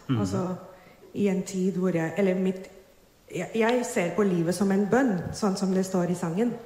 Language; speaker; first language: Norwegian; non-native, fluent; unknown